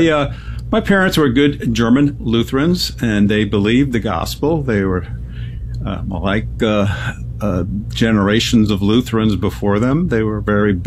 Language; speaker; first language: English; non-native, local second language; German